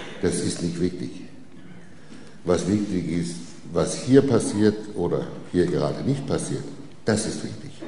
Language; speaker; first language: German; non-native, fluent; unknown